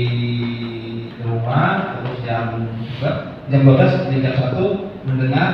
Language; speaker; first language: Indonesian; native; Indonesian